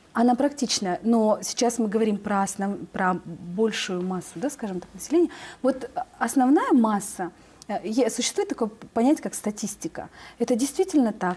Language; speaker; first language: Russian; native; Russian